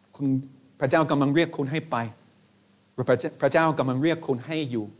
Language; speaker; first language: Thai; non-native, fluent; English